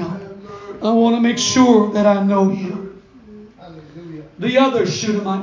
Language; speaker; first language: English; native; English